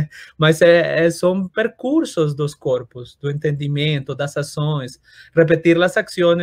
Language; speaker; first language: Portuguese; non-native, fluent; Spanish